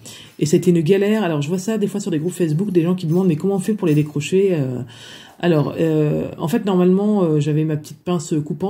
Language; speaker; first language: French; native; French